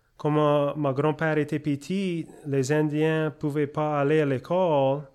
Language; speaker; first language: French; early bilingual, heritage; French